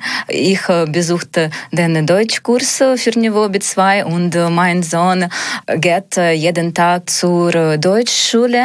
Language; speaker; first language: German; non-native, learner; Ukrainian